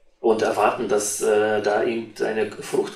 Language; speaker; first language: German; non-native, fluent; Russian